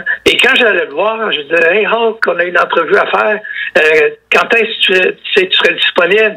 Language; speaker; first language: French; native; French